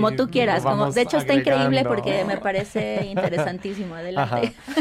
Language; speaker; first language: Spanish; native; Spanish